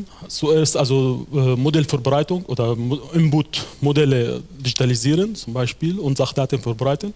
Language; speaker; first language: German; non-native, fluent; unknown